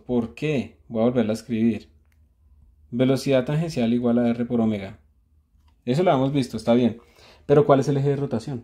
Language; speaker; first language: Spanish; native; Spanish